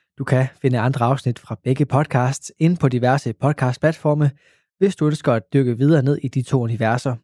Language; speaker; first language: Danish; native; Danish